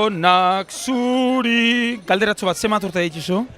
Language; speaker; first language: Basque; native; Basque